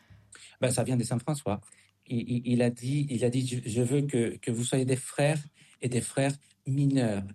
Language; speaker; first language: French; non-native, fluent; Spanish